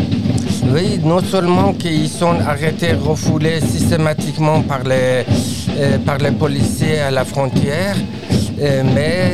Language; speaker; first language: French; non-native, fluent; Persian